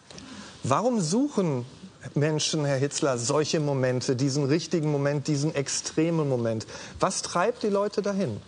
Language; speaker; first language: German; native; German